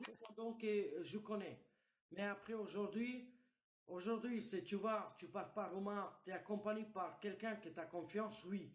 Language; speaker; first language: French; non-native, fluent; Romanian